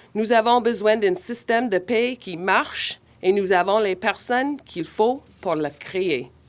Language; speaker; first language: French; non-native, local second language; English